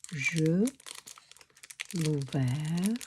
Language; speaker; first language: French; non-native, learner; Chinese